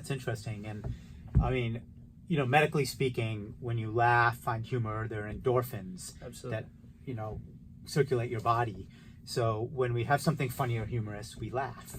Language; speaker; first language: English; native; English